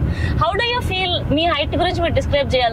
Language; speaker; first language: Telugu; native; Telugu